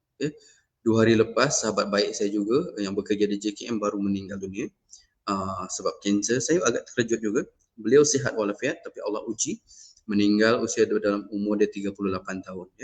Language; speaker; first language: Malay; non-native, local second language; Iban